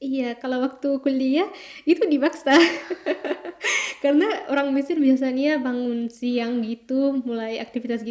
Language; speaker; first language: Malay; non-native, fluent; Arabic